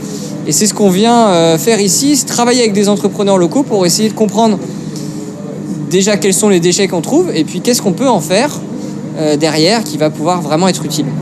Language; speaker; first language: French; native; French